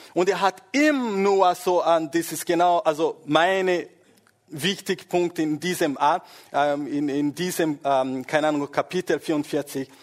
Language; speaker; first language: German; non-native, fluent; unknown